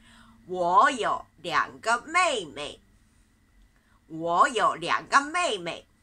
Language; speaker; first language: Chinese; non-native, fluent; Japanese